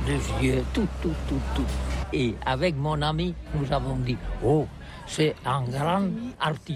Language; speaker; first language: French; non-native, learner; Catalan